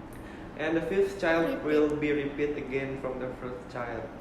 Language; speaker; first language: English; non-native, learner; Indonesian